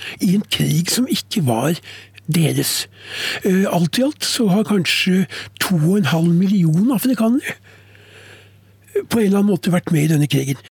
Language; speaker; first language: Norwegian; native; Norwegian